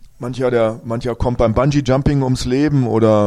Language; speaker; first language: German; native; German